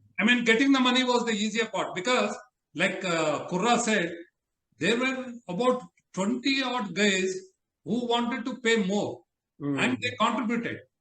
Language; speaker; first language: English; non-native, local second language; Telugu